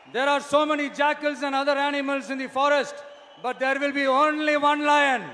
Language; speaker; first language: English; non-native, local second language; Tamil